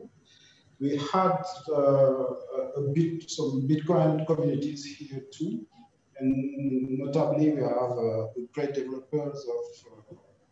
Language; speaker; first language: English; non-native, fluent; Wolof